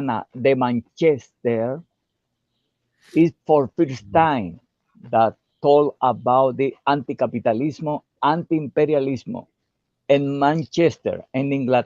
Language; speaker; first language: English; non-native, learner; Portuguese